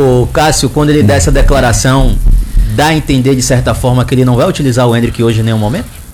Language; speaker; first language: Portuguese; native; Portuguese